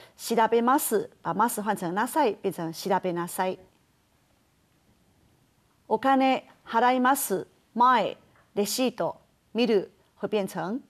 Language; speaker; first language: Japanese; non-native, fluent; Chinese